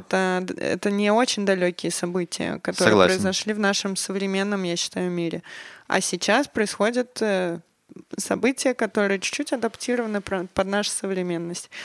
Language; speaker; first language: Russian; native; Russian